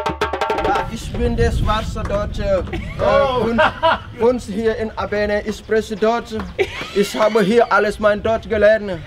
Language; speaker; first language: German; non-native, learner; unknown